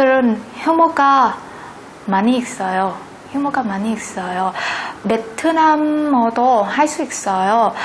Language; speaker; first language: Korean; non-native, learner; Vietnamese